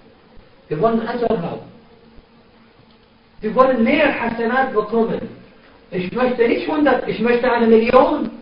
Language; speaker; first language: German; non-native, fluent; Arabic